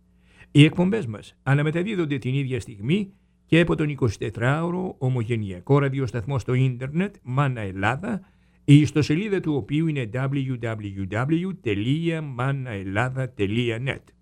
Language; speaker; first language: Greek; native; Greek